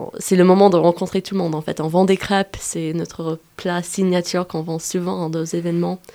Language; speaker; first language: French; non-native, fluent; English